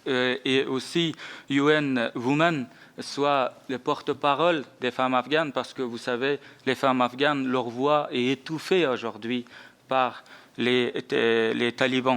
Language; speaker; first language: French; non-native, fluent; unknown